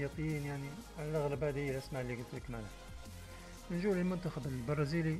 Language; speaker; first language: Arabic; native; Arabic